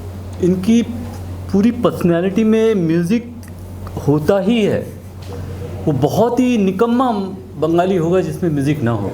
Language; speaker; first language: Hindi; native; Hindi